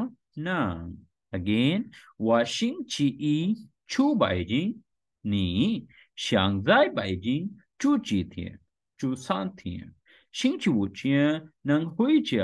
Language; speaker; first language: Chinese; non-native, learner; Urdu